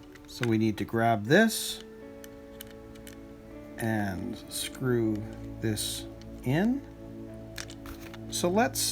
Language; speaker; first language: English; native; English